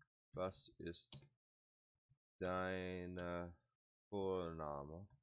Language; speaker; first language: German; non-native, learner; English